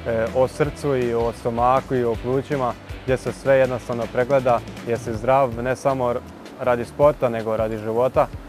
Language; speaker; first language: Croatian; early bilingual, heritage; Croatian